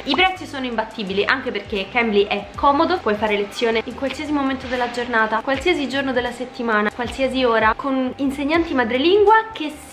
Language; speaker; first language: Italian; native; Italian